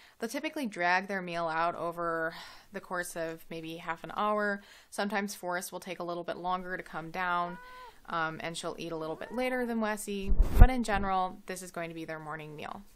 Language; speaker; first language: English; native; English